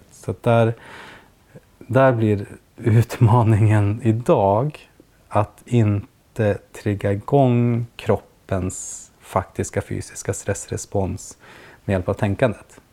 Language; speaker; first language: Swedish; native; Swedish